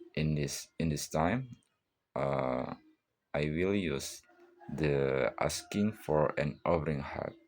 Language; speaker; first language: English; non-native, learner; Indonesian